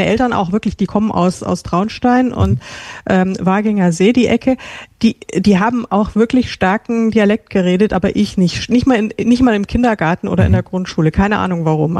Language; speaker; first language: German; native; German